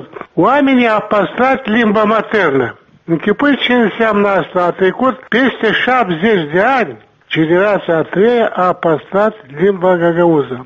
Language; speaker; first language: Romanian; non-native, local second language; Gagauz